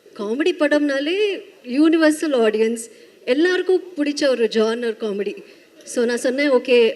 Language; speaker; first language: Tamil; non-native, fluent; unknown